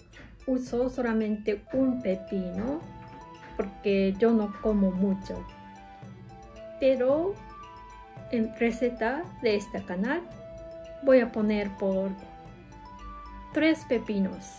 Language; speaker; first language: Spanish; non-native, learner; Japanese